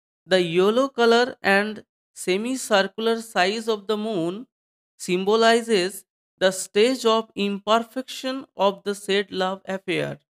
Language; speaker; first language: English; non-native, local second language; Bangla